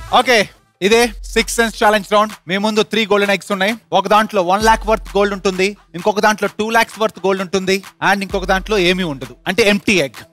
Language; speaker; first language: Telugu; native; Telugu